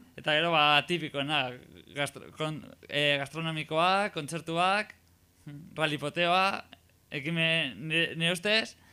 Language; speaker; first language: Basque; non-native, local second language; Spanish